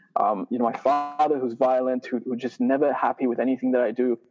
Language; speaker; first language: English; non-native, fluent; Arabic